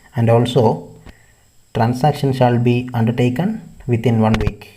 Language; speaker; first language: English; non-native, local second language; Malayalam